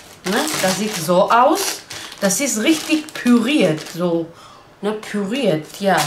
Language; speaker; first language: German; non-native, learner; Turkish